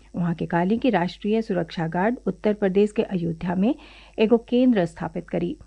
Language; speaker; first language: Bhojpuri; native; Bhojpuri